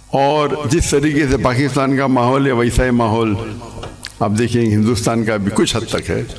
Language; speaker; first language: Urdu; non-native, local second language; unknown